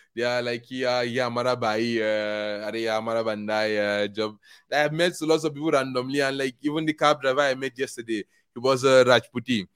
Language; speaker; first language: English; non-native, local second language; Igbo